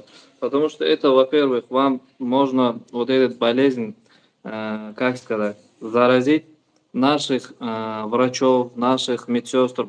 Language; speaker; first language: Russian; non-native, learner; Tajik